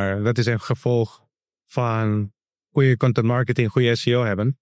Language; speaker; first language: Dutch; non-native, learner; Spanish